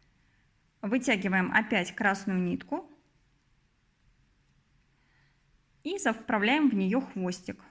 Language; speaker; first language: Russian; native; Russian